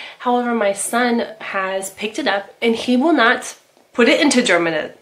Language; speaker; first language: English; native; English